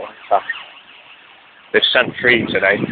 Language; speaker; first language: English; native; English